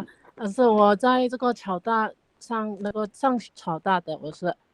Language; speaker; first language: Chinese; non-native, local second language; Burmese